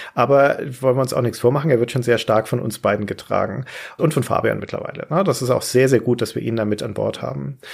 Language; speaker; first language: German; native; German